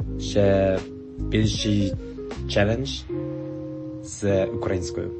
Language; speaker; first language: Ukrainian; non-native, learner; Japanese